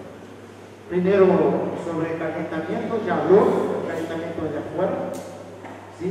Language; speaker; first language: Spanish; non-native, fluent; Portuguese